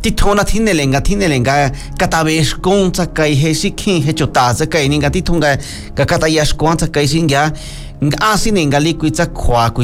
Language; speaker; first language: Spanish; non-native, local second language; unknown